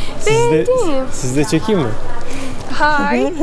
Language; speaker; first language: Turkish; non-native, learner; Persian